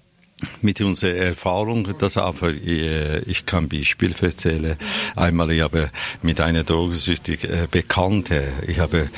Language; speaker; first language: German; non-native, learner; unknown